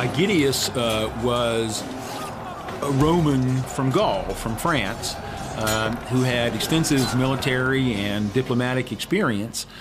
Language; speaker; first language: English; native; English